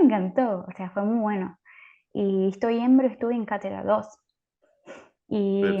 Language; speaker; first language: Spanish; native; Spanish